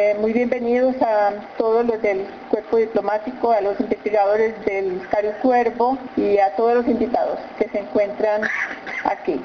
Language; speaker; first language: Spanish; native; Spanish